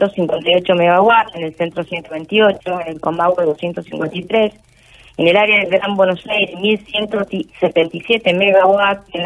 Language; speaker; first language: Spanish; native; Spanish